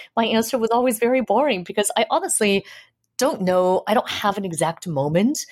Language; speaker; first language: English; native; English